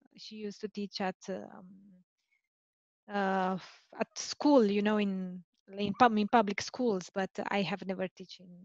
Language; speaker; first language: English; non-native, fluent; Romanian